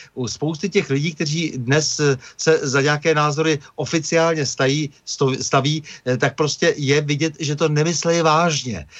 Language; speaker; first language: Czech; native; Czech